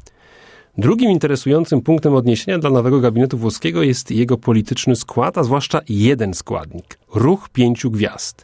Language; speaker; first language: Polish; native; Polish